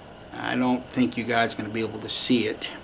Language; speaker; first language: English; native; English